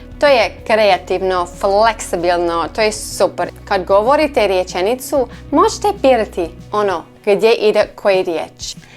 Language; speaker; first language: Croatian; non-native, learner; English